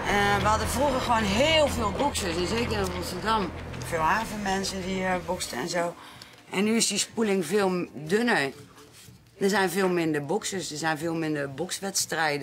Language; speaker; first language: Dutch; native; Dutch